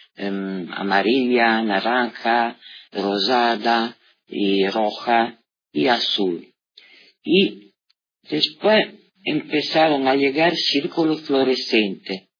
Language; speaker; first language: Spanish; non-native, learner; Italian